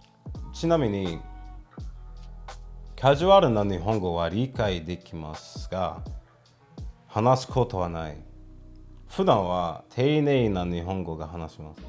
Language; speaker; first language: Japanese; non-native, fluent; English